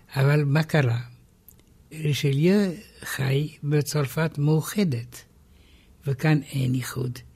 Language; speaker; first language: Hebrew; non-native, fluent; Romanian